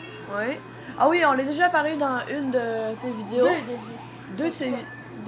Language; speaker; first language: French; native; French